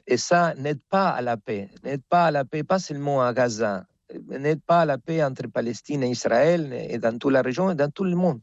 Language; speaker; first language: French; non-native, fluent; Spanish